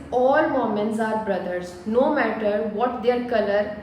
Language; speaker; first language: English; non-native, local second language; Urdu